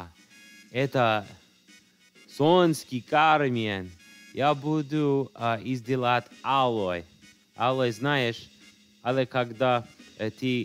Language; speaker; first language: Russian; non-native, learner; English